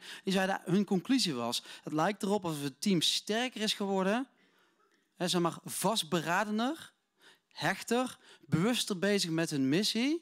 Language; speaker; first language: Dutch; native; Dutch